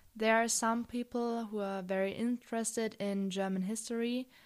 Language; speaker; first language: English; non-native, fluent; German